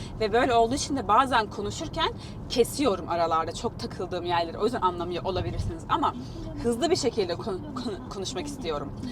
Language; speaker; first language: Turkish; native; Turkish